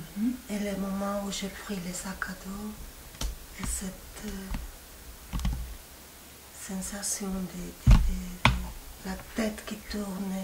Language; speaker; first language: French; non-native, fluent; Spanish